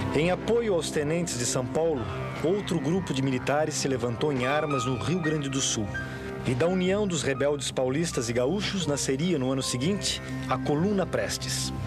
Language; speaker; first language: Portuguese; native; Portuguese